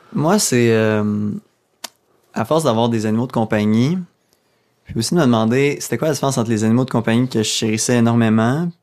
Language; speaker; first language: French; native; French